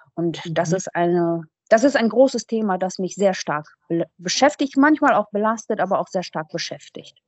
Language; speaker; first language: German; early bilingual, other home language; Persian